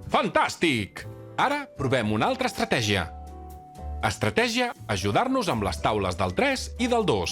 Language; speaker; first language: Catalan; native; Catalan